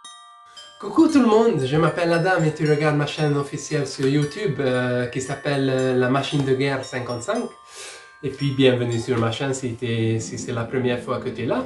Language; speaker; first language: French; non-native, fluent; Hungarian